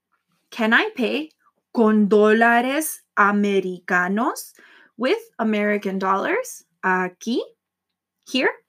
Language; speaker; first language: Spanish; non-native, fluent; English